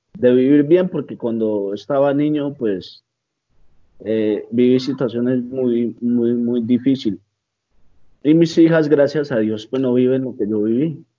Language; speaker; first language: Spanish; native; Spanish